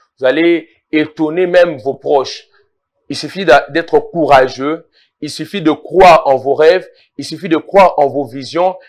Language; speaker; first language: French; non-native, local second language; Lingala